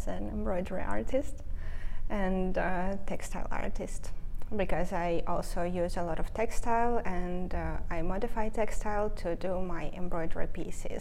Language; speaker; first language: English; non-native, fluent; Russian